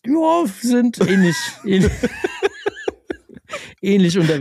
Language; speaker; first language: German; native; German